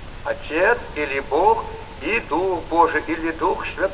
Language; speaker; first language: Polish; non-native, learner; Russian